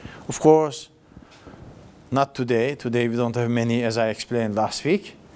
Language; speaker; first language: English; non-native, fluent; Turkish